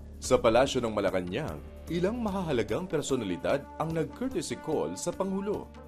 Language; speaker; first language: Filipino; native; Filipino